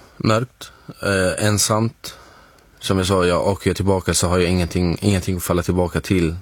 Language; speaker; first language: Swedish; non-native, fluent; Arabic